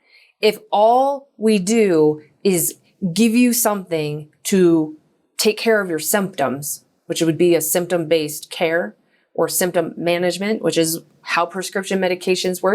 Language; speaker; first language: English; native; English